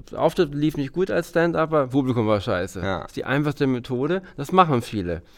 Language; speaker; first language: German; native; German